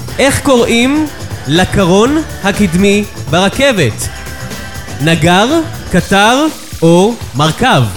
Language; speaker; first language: Hebrew; native; Hebrew